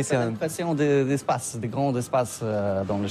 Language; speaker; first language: French; non-native, learner; Polish